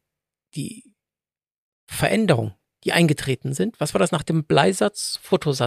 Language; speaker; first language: German; native; German